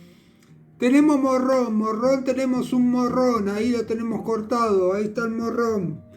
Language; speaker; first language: Spanish; native; Spanish